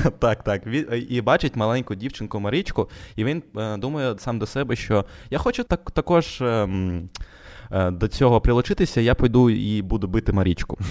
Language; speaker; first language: Ukrainian; non-native, local second language; Russian